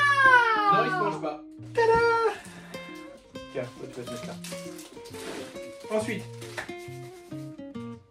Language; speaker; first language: French; native; French